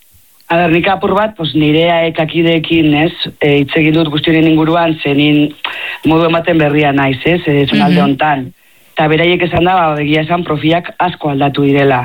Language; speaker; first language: Basque; non-native, local second language; Spanish